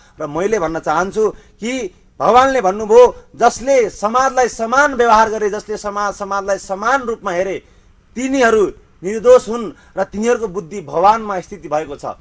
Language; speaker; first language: Nepali; native; Nepali